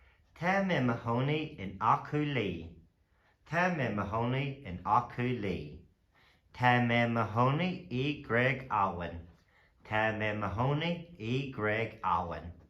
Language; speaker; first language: Irish; non-native, local second language; English